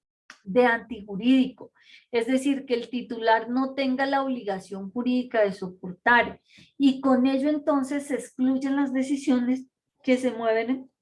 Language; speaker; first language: Spanish; native; Spanish